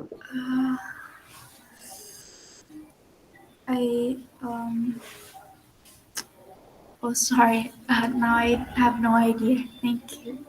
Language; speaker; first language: English; non-native, learner; Vietnamese